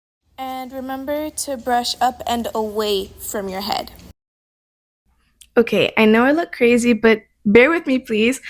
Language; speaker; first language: English; native; English